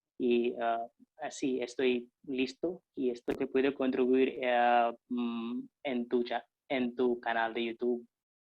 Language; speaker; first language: Spanish; non-native, fluent; Hindi